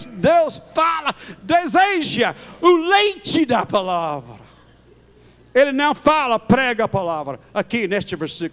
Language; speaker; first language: Portuguese; non-native, fluent; English